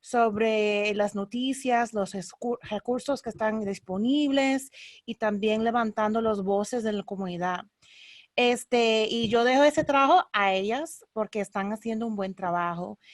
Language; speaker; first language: Spanish; early bilingual, heritage; Spanish